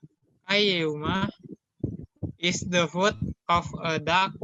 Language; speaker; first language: English; non-native, learner; Indonesian